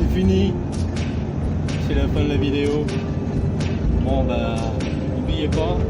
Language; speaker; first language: French; native; French